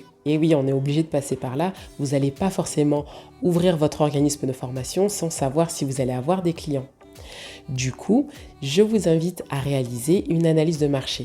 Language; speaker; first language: French; native; French